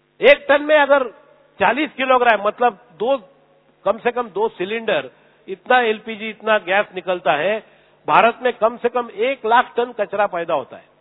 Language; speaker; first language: Hindi; non-native, local second language; Marathi